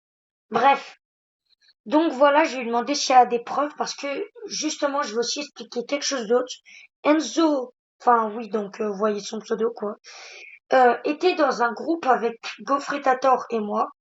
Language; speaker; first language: French; native; French